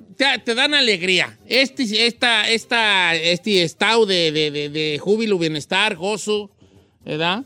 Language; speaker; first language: Spanish; native; Spanish